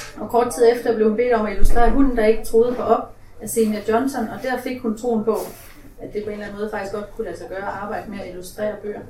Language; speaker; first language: Danish; native; Danish